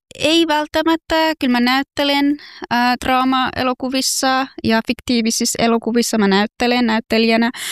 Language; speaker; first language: Finnish; non-native, fluent; Persian